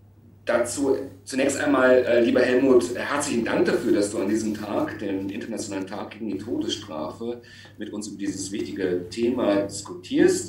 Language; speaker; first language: German; native; German